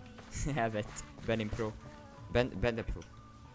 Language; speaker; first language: Turkish; non-native, learner; English